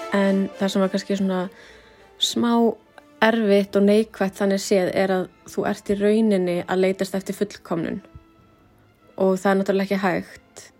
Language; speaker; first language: Icelandic; non-native, fluent; English